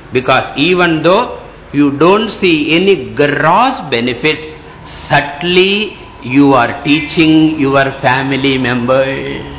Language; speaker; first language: English; non-native, local second language; Tamil